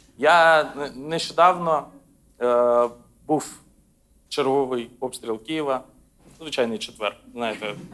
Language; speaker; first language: Ukrainian; non-native, local second language; Russian